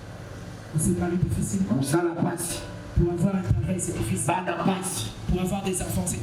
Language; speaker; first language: French; non-native, local second language; Lingala